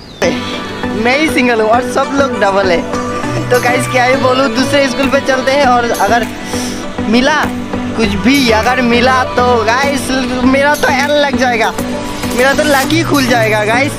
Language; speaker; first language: Hindi; non-native, local second language; Bangla